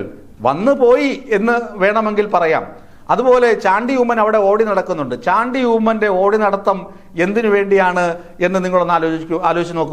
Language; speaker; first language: Malayalam; native; Malayalam